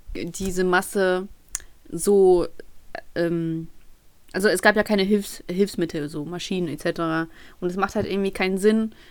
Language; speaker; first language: German; early bilingual, other home language; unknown